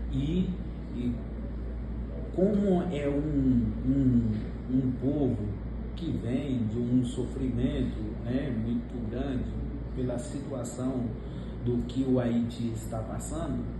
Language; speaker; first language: Portuguese; non-native, fluent; Haitian Creole